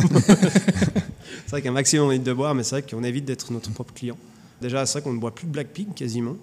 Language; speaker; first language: French; native; French